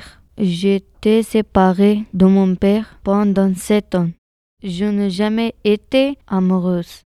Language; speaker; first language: French; non-native, learner; Pashto